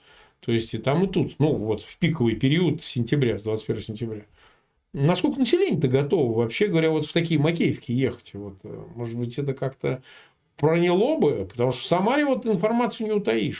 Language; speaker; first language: Russian; native; Russian